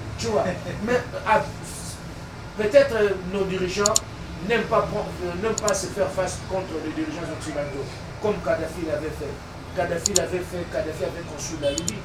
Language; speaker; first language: French; non-native, local second language; Lingala